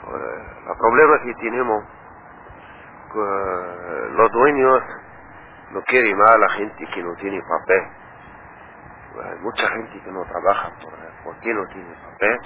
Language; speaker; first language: Spanish; non-native, learner; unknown